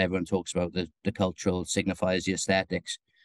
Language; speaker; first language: English; native; English